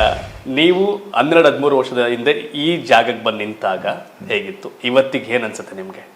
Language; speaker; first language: Kannada; native; Kannada